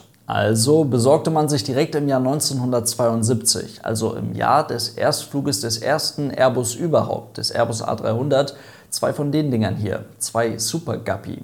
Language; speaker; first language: German; native; German